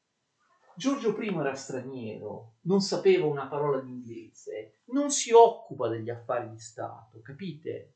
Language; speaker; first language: Italian; native; Italian